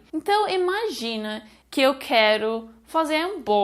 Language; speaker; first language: Portuguese; non-native, fluent; English